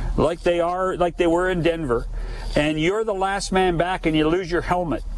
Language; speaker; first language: English; native; English